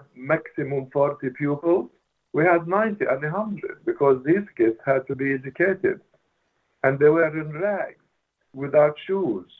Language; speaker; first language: English; non-native, fluent; Arabic